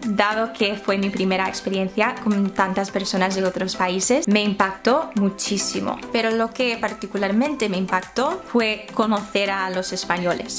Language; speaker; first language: Spanish; non-native, fluent; English